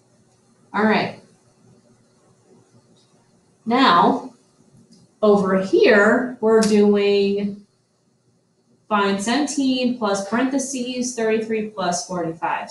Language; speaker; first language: English; native; English